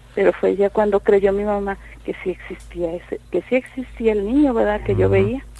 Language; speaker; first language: Spanish; native; Spanish